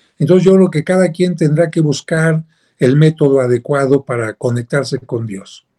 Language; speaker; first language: Spanish; native; Spanish